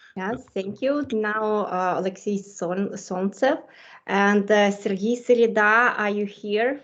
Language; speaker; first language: English; non-native, fluent; Ukrainian